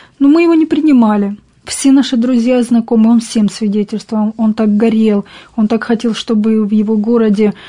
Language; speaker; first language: Russian; native; Russian